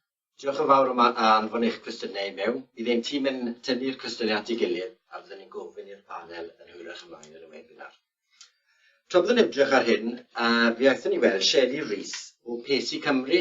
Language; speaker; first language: Welsh; native; Welsh